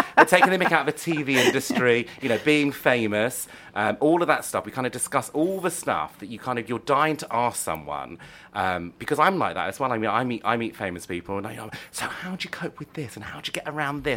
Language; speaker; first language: English; native; English